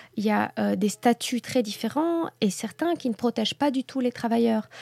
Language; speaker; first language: French; native; French